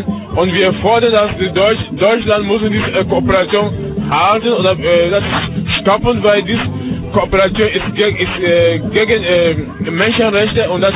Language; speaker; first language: German; non-native, learner; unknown